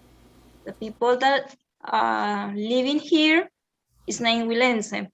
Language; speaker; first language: English; non-native, learner; Spanish